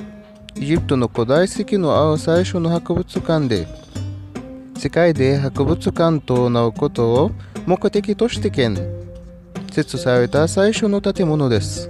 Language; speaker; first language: Japanese; non-native, learner; Arabic